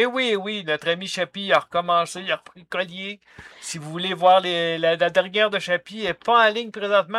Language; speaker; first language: French; native; French